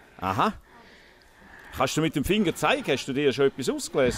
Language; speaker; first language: German; native; German